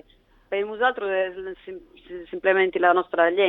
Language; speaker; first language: Catalan; non-native, local second language; Italian